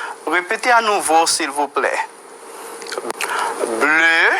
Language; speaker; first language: French; non-native, fluent; Spanish